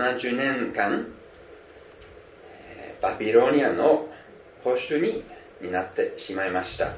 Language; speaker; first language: Japanese; non-native, fluent; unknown